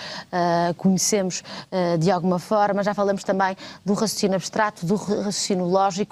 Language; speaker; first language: Portuguese; native; Portuguese